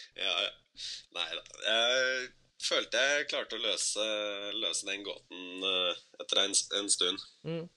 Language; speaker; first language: Norwegian; early bilingual, other home language; Spanish